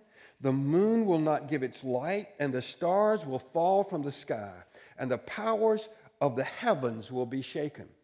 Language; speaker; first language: English; native; English